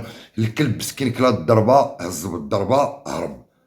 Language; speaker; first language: Arabic; native; Arabic